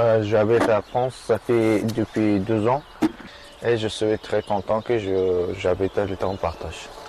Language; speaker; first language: French; non-native, learner; Persian